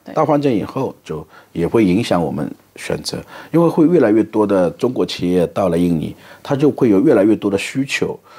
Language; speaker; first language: Chinese; native; Chinese